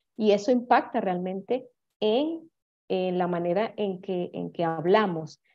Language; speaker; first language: Spanish; native; Spanish